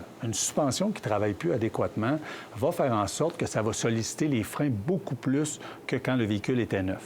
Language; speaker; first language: French; native; French